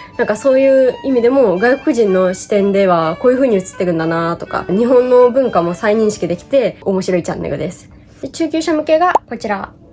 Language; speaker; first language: Japanese; native; Japanese